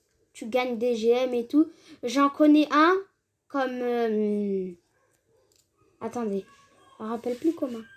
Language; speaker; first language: French; native; French